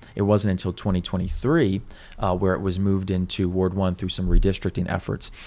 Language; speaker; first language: English; native; English